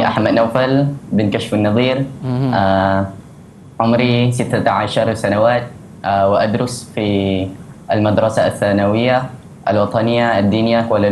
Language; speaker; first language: Arabic; non-native, learner; Malay